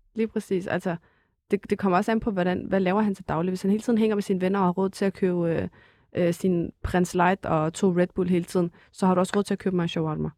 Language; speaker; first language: Danish; early bilingual, other home language; Armenian